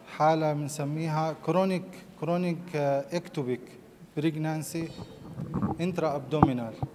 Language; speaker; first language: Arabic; non-native, local second language; Somali